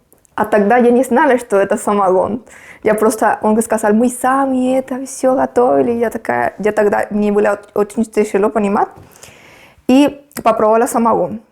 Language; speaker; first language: Russian; non-native, fluent; Spanish